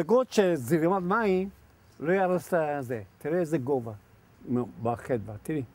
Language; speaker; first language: Hebrew; non-native, fluent; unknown